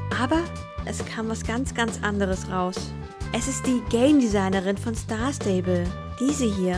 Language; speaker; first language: German; native; German